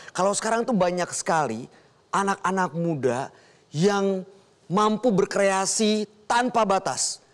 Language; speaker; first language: Indonesian; native; Indonesian